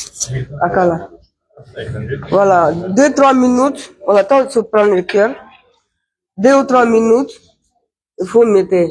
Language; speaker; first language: French; non-native, fluent; Russian